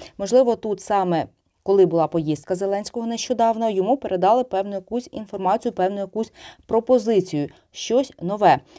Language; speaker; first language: Ukrainian; non-native, local second language; Russian